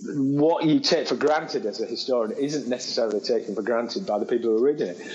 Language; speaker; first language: English; native; English